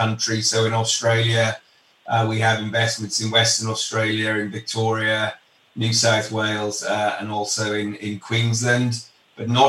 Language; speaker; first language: English; native; English